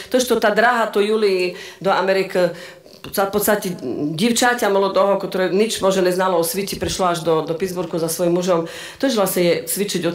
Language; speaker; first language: Slovak; non-native, local second language; Rusyn